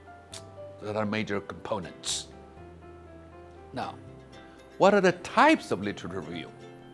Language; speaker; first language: English; non-native, fluent; Chinese